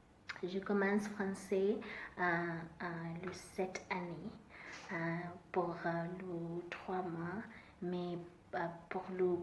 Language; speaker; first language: French; non-native, learner; Southern Sotho